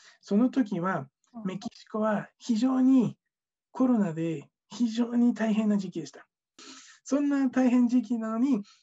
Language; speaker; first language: Japanese; non-native, fluent; Spanish